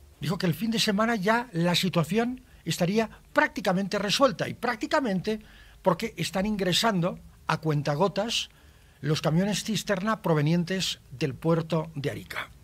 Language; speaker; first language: Spanish; native; Spanish